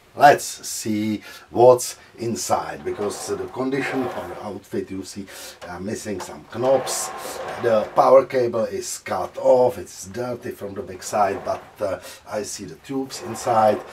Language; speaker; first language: English; non-native, learner; Czech